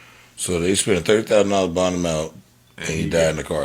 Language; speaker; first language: English; native; English